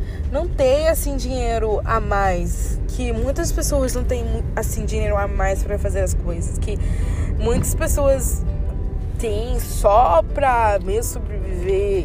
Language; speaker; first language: Portuguese; non-native, fluent; English